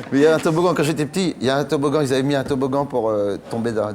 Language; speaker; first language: French; native; French